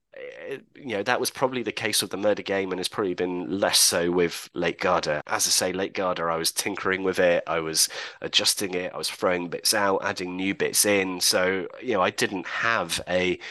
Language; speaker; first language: English; native; English